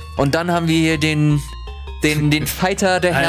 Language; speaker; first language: German; native; German